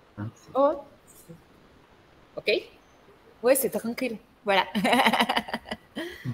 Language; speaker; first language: French; non-native, learner; Portuguese